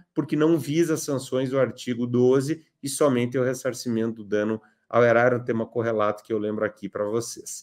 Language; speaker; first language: Portuguese; native; Portuguese